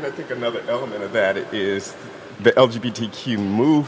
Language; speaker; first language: English; native; English